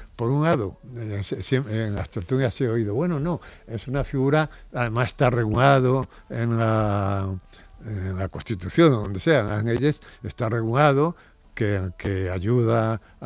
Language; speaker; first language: Spanish; native; Spanish